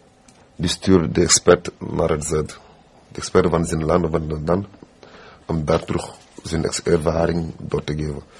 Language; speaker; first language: Dutch; non-native, fluent; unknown